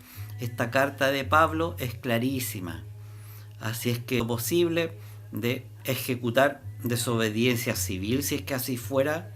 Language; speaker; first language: Spanish; native; Spanish